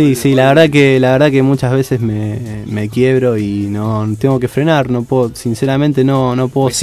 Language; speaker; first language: Spanish; native; Spanish